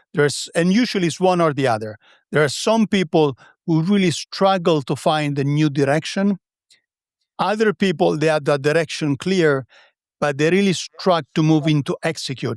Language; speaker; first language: English; non-native, fluent; Italian